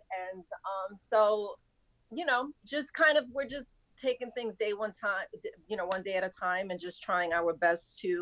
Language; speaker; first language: English; native; English